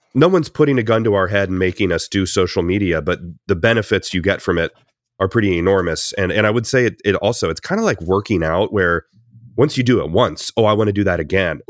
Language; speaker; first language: English; native; English